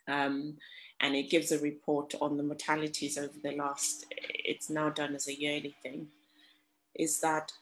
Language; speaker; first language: English; non-native, local second language; Shona